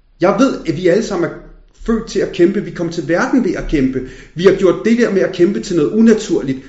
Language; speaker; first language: Danish; early bilingual, other home language; Punjabi